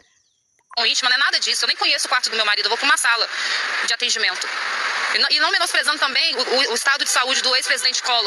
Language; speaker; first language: Portuguese; native; Portuguese